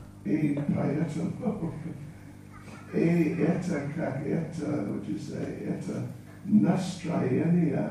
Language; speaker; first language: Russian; non-native, learner; English